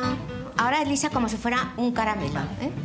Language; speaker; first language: Spanish; native; Spanish